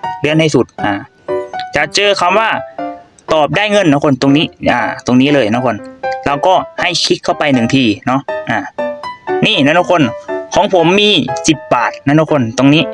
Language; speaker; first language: Thai; non-native, local second language; Northeastern Thai